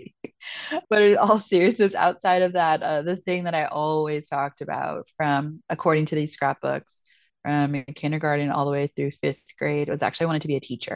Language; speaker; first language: English; native; English